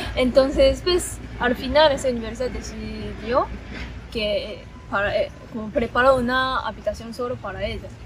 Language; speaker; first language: Spanish; non-native, learner; Japanese